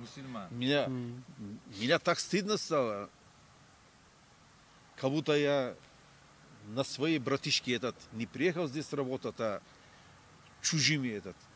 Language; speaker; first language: Russian; non-native, learner; Turkish